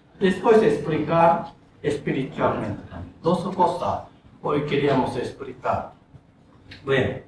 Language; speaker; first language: Spanish; non-native, learner; Japanese